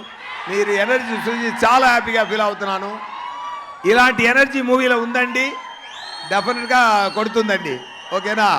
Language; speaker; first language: Telugu; non-native, learner; Tamil